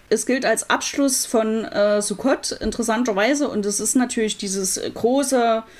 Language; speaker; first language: German; native; German